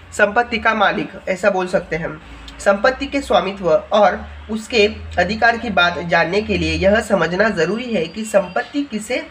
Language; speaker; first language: Hindi; non-native, local second language; Marathi